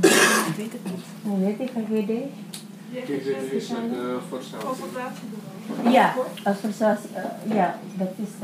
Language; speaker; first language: Dutch; non-native, learner; Indonesian